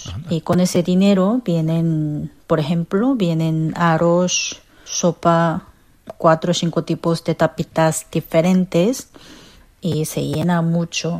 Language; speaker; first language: Spanish; non-native, fluent; Korean